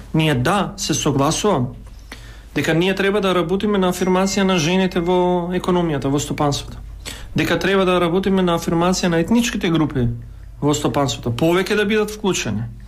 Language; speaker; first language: Macedonian; non-native, local second language; Albanian